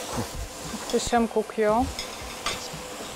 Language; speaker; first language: Turkish; non-native, fluent; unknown